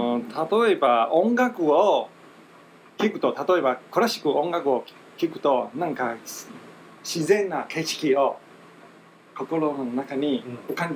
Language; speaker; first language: Japanese; non-native, fluent; Chinese